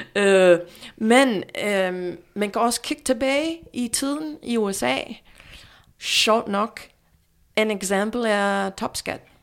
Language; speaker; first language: Danish; non-native, fluent; English